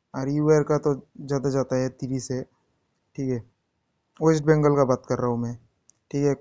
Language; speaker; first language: Hindi; non-native, local second language; Bangla